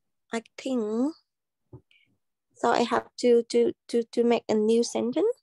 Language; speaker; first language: English; non-native, learner; Vietnamese